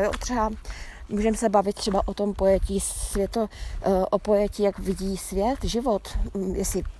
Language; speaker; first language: Czech; native; Czech